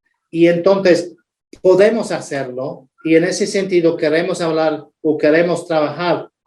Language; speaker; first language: Spanish; non-native, fluent; English